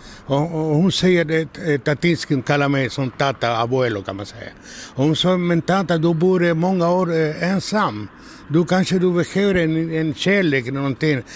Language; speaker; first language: Swedish; non-native, learner; Spanish